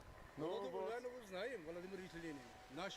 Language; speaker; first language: Russian; non-native, local second language; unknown